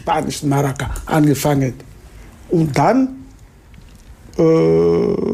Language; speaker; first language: German; non-native, fluent; Lingala